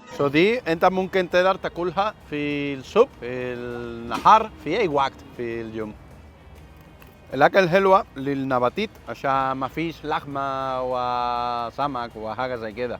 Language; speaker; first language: Arabic; non-native, learner; Spanish